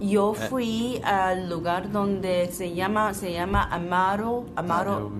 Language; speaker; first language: Spanish; non-native, fluent; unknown